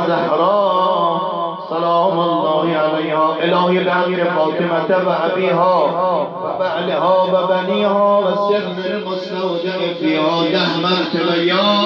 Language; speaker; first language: Persian; native; Persian